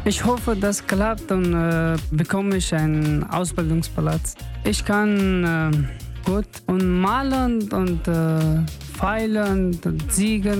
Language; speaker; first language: German; non-native, learner; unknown